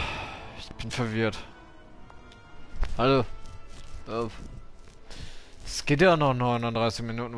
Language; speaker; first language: German; native; German